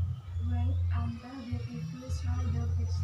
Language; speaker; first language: English; non-native, learner; Indonesian